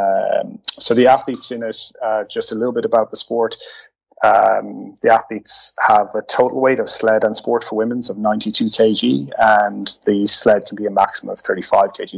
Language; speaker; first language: English; native; English